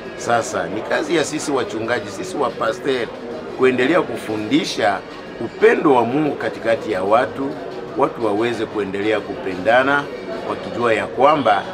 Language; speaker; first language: Swahili; native; Swahili